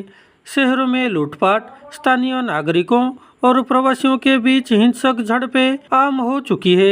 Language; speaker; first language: Hindi; non-native, local second language; Odia